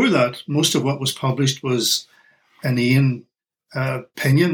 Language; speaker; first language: English; native; English